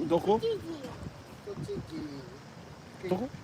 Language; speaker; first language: Japanese; non-native, learner; English